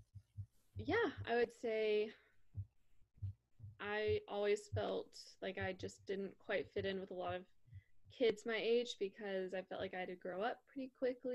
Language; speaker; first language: English; native; English